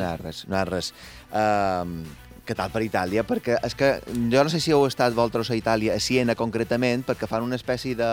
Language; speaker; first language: Catalan; native; Catalan